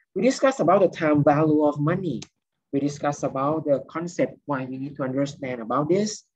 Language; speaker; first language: English; non-native, fluent; Thai